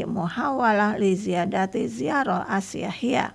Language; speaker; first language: Arabic; non-native, fluent; Indonesian